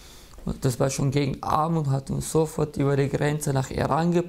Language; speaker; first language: German; early bilingual, other home language; Kurdish